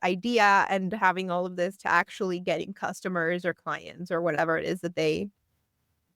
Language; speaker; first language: English; native; English